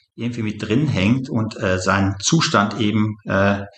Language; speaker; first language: German; native; German